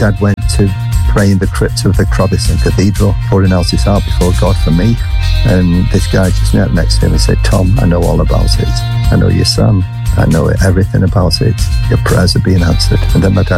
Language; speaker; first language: English; native; English